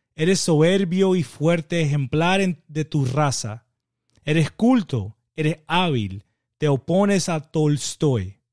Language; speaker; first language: Spanish; native; Spanish